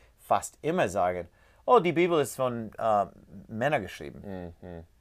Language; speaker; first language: German; non-native, learner; English